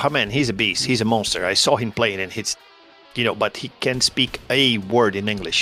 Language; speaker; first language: English; non-native, fluent; Portuguese